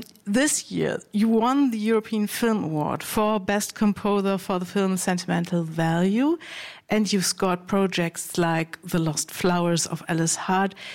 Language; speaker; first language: English; non-native, fluent; German